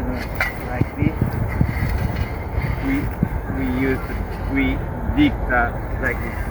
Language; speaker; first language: English; non-native, local second language; Bangla